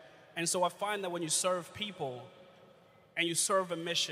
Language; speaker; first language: English; non-native, local second language; Ganda